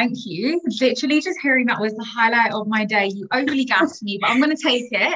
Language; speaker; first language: English; native; English